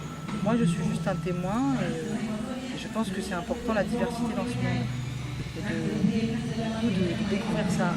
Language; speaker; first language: French; native; French